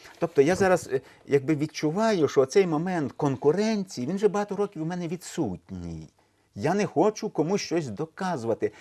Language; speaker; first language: Ukrainian; native; Ukrainian